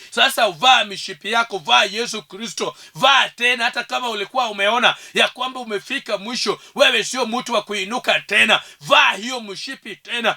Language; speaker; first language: Swahili; non-native, local second language; Luo (Kenya and Tanzania)